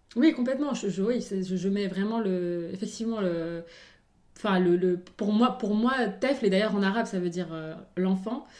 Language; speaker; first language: French; non-native, local second language; Arabic